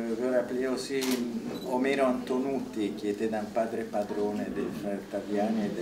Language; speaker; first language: French; non-native, fluent; Italian